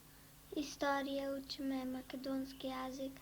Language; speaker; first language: Macedonian; early bilingual, heritage; Macedonian